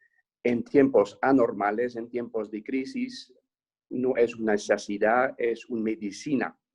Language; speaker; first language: Spanish; non-native, fluent; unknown